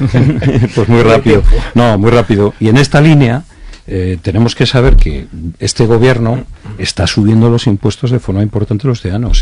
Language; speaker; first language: Spanish; native; Spanish